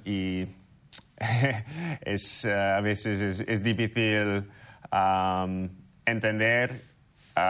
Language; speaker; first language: Spanish; non-native, fluent; English